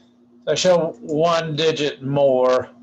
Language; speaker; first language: English; native; English